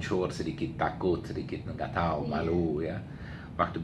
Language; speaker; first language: Indonesian; non-native, learner; Swedish